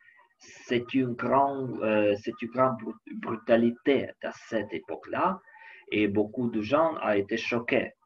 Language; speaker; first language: French; non-native, learner; Ukrainian